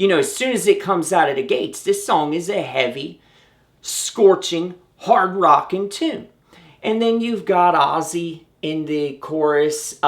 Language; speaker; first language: English; native; English